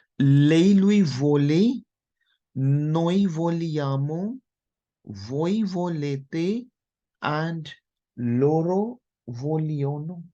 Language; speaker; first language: Italian; non-native, fluent; Hindi